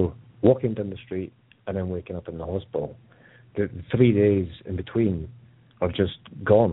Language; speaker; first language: English; native; English